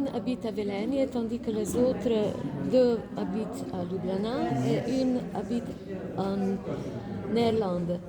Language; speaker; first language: French; non-native, fluent; Slovenian